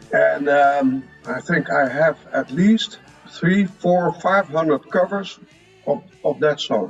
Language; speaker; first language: English; non-native, fluent; Dutch